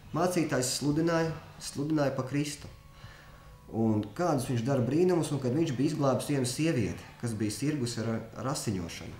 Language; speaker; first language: Latvian; non-native, local second language; Russian